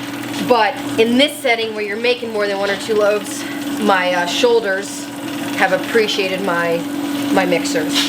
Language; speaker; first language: English; native; English